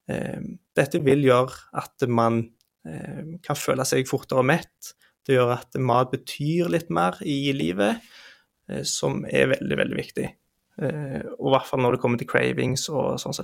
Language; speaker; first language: Norwegian; native; Norwegian